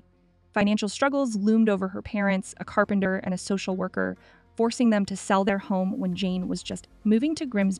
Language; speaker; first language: English; native; English